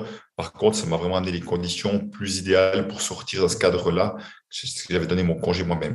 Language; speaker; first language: French; native; French